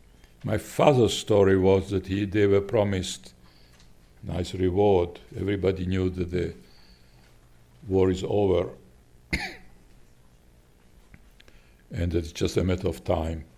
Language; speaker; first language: English; non-native, fluent; Slovak